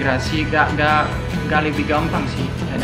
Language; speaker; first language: Indonesian; non-native, fluent; French